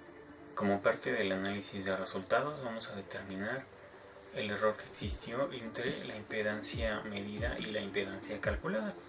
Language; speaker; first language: Spanish; native; Spanish